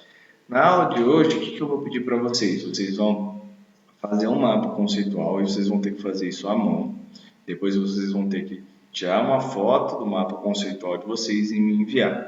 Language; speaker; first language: Portuguese; native; Portuguese